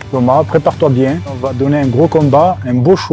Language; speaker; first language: French; native; French